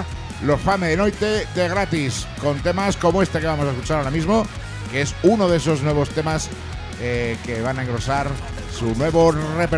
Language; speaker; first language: Spanish; native; Spanish